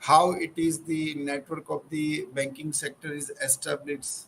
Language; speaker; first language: English; non-native, local second language; Gujarati